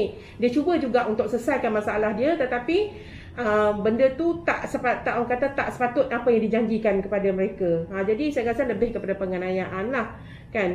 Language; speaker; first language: Malay; native; Malay